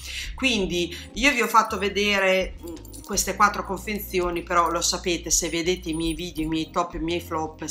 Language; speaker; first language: Italian; native; Italian